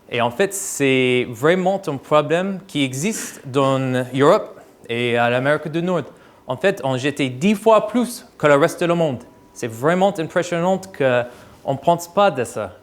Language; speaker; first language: French; non-native, fluent; English